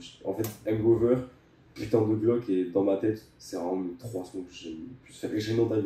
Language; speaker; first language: French; native; French